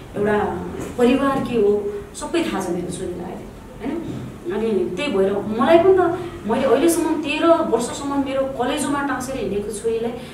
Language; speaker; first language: Nepali; native; Nepali